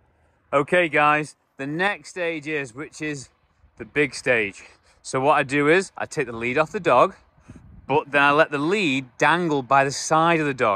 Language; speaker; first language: English; native; English